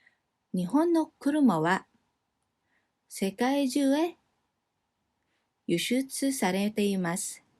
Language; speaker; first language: Japanese; non-native, fluent; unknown